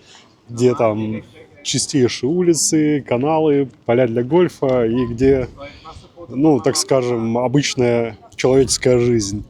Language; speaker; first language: Russian; native; Russian